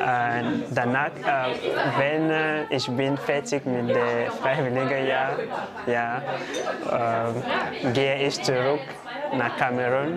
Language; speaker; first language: German; non-native, learner; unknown